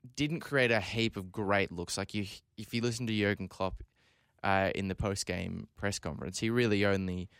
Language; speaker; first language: English; native; English